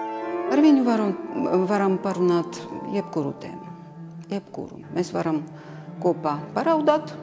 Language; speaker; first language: Latvian; non-native, local second language; Russian